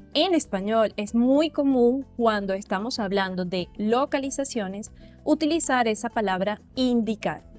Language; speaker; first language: Spanish; non-native, fluent; Portuguese